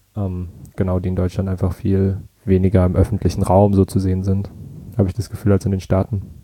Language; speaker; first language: German; early bilingual, other home language; Vietnamese